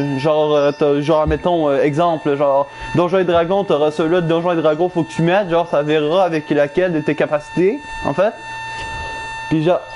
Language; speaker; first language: French; native; French